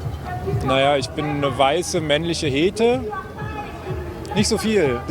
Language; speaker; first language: German; native; German